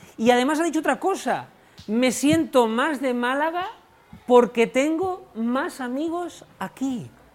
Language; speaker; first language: Spanish; native; Spanish